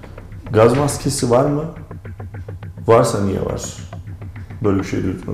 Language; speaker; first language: Turkish; native; Turkish